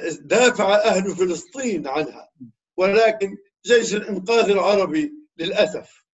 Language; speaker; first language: Arabic; native; Arabic